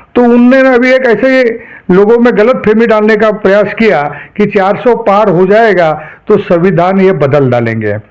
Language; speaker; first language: Hindi; non-native, local second language; Marathi